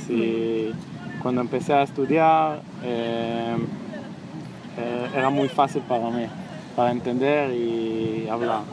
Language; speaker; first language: Spanish; non-native, learner; Hebrew